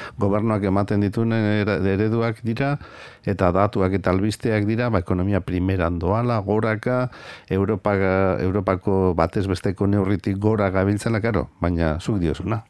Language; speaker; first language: Basque; native; Basque